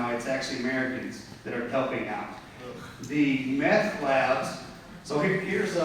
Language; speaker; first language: English; native; English